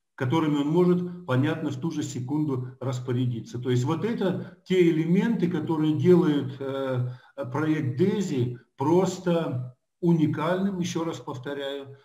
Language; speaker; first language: Russian; native; Russian